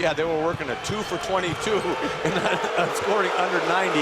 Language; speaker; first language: English; native; English